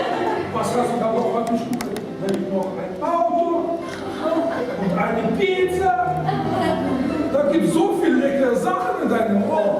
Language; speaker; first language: German; non-native, fluent; Russian